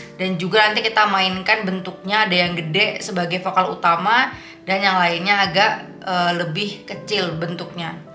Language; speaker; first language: Indonesian; native; Indonesian